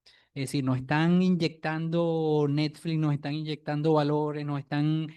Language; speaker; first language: Spanish; native; Spanish